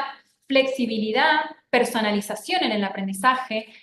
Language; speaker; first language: Spanish; native; Spanish